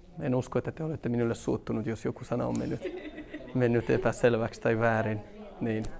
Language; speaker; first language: Finnish; non-native, fluent; Central Kurdish